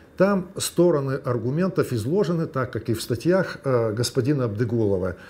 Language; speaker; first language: Russian; native; Russian